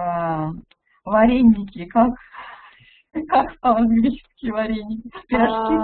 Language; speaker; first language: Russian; native; Russian